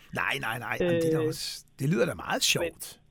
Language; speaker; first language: Danish; native; Danish